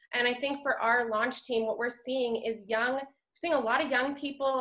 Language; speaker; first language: English; native; English